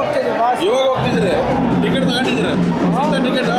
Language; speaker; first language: Kannada; native; Kannada